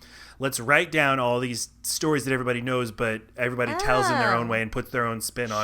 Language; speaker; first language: English; native; English